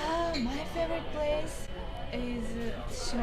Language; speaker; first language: English; non-native, learner; Russian